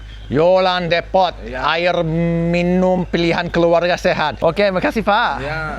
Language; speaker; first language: Indonesian; non-native, fluent; English